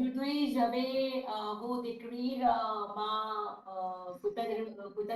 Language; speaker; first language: French; non-native, learner; Hindi